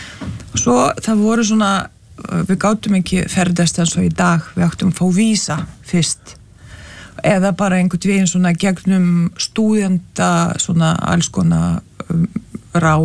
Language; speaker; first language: Icelandic; non-native, fluent; Lithuanian